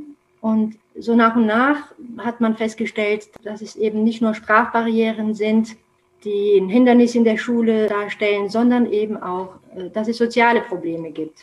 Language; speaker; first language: German; non-native, fluent; Romanian